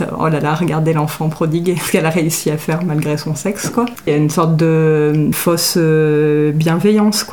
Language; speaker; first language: French; native; French